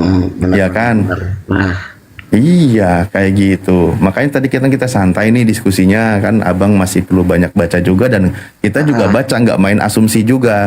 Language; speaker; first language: Indonesian; native; Indonesian